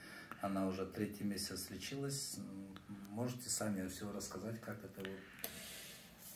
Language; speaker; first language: Russian; non-native, local second language; Kyrgyz